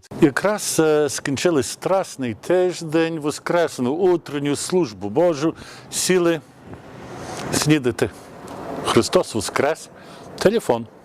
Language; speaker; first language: Ukrainian; early bilingual, heritage; Ukrainian